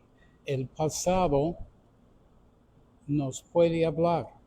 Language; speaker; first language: Spanish; non-native, fluent; English